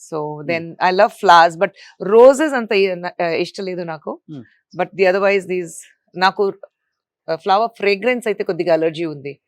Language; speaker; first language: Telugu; non-native, local second language; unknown